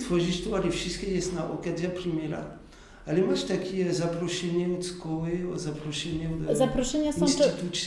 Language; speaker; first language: Polish; non-native, learner; French